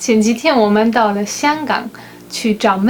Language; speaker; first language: Chinese; non-native, fluent; Polish